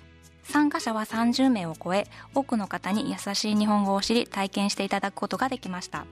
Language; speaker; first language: Japanese; native; Japanese